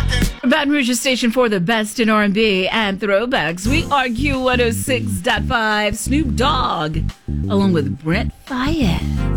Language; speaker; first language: English; native; English